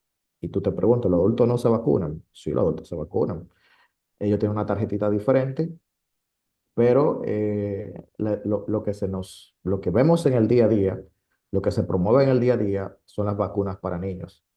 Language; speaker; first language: Spanish; native; Spanish